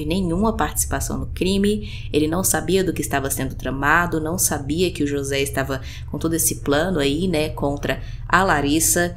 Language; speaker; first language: Portuguese; native; Portuguese